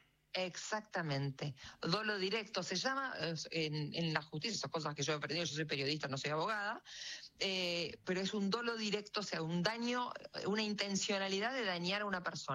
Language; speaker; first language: Spanish; native; Spanish